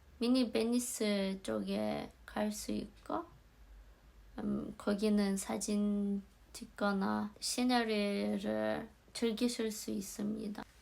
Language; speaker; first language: Korean; non-native, fluent; Azerbaijani